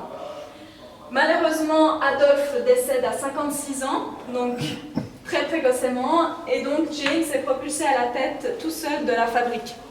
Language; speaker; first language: French; native; French